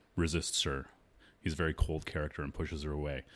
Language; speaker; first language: English; native; English